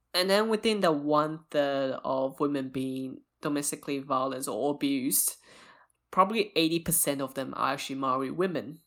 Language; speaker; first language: English; early bilingual, other home language; Chinese